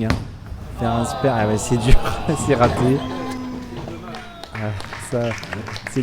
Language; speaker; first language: French; native; French